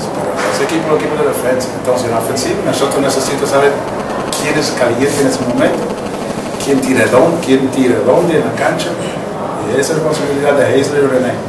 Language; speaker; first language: Spanish; non-native, learner; English